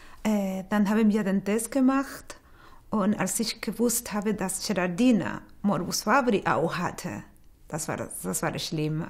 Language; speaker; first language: German; non-native, fluent; Portuguese